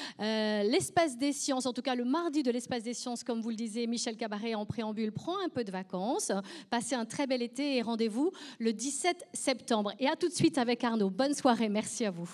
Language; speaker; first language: French; native; French